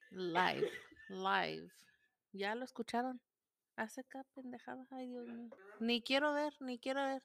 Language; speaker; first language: Spanish; early bilingual, heritage; Spanish